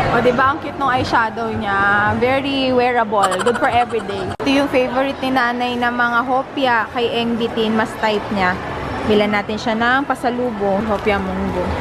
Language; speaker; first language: Filipino; native; Filipino